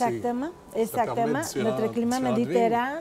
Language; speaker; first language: French; non-native, fluent; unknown